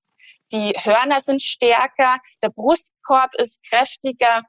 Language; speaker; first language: German; native; German